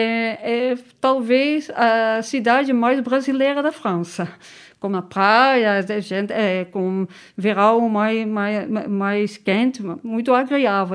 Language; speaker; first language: Portuguese; non-native, learner; Dutch